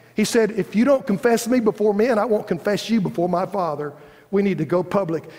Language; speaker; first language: English; native; English